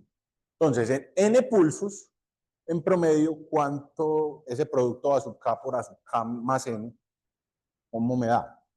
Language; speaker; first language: Spanish; native; Spanish